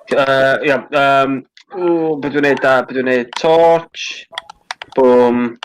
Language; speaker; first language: Welsh; native; Welsh